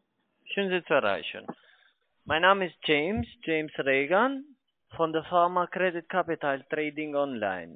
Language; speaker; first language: German; non-native, fluent; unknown